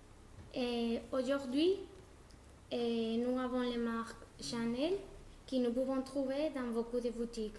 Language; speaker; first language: French; non-native, learner; Spanish